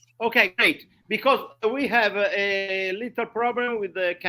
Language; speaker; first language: English; non-native, learner; Italian